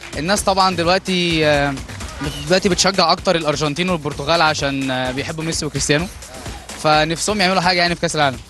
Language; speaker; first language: Arabic; native; Arabic